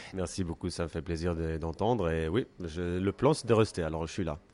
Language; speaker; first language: French; non-native, fluent; Hebrew